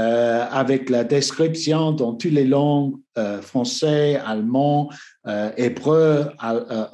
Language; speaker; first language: French; non-native, learner; English